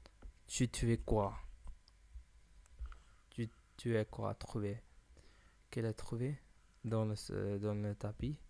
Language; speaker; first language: French; non-native, learner; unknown